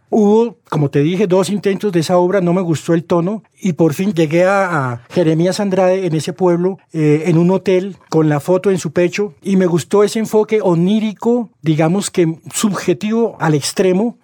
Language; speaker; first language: Spanish; native; Spanish